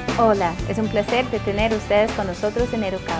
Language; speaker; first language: Spanish; non-native, fluent; English